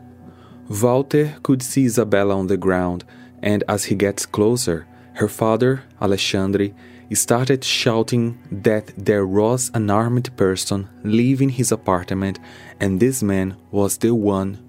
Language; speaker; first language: English; non-native, fluent; Portuguese